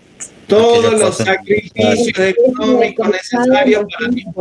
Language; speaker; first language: Spanish; native; Spanish